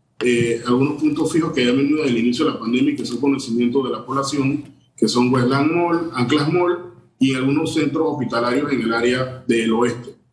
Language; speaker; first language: Spanish; native; Spanish